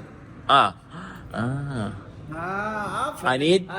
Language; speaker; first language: English; non-native, learner; Lithuanian